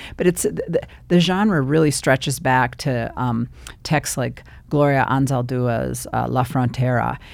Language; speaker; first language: English; native; English